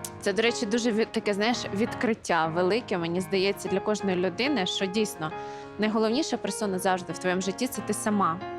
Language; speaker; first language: Ukrainian; native; Ukrainian